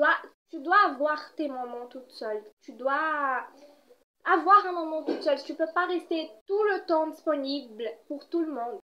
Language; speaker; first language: French; non-native, fluent; Portuguese